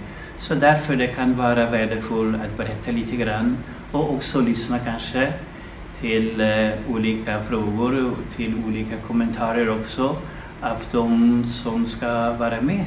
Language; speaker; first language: Swedish; non-native, fluent; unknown